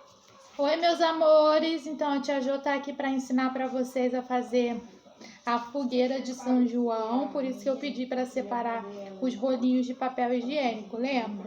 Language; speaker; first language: Portuguese; native; Portuguese